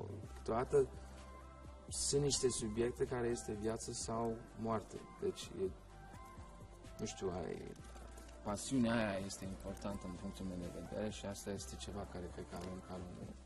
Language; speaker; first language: Romanian; early bilingual, heritage; Romanian